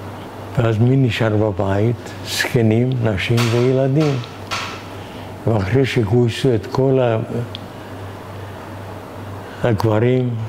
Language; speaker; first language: Hebrew; non-native, fluent; Hungarian